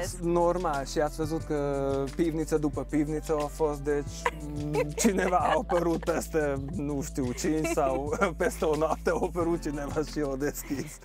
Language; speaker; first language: Romanian; non-native, local second language; Hungarian